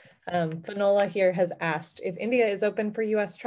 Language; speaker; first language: English; native; English